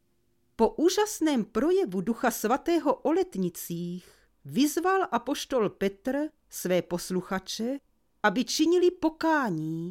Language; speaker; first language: Czech; native; Czech